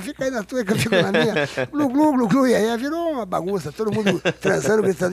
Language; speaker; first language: Portuguese; native; Portuguese